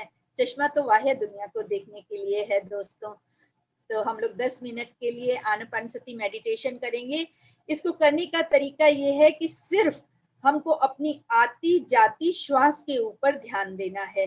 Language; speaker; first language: Hindi; native; Hindi